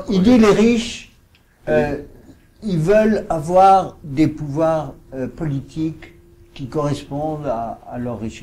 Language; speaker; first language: French; native; French